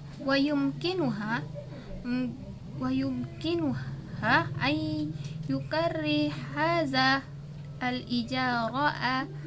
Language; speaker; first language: Arabic; non-native, learner; Indonesian